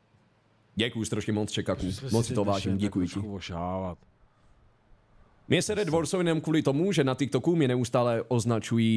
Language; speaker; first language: Czech; native; Czech